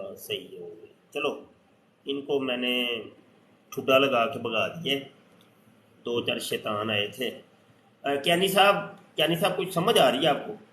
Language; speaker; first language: Urdu; non-native, local second language; Punjabi